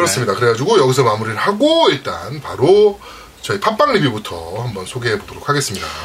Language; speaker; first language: Korean; native; Korean